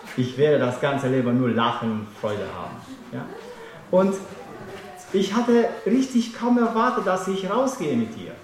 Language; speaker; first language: German; non-native, fluent; Romanian